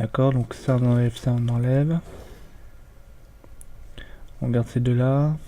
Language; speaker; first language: French; native; French